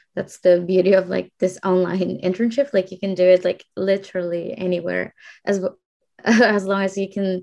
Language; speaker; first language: English; non-native, fluent; Indonesian